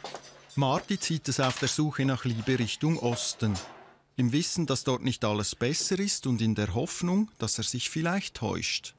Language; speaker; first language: German; native; German